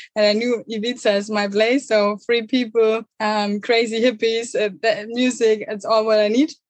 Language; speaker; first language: English; non-native, fluent; German